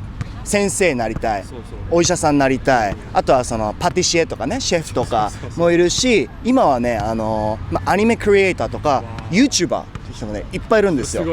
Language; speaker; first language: Japanese; native; Japanese